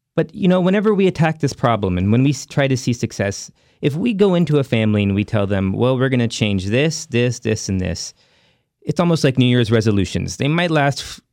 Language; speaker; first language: English; early bilingual, other home language; Hindi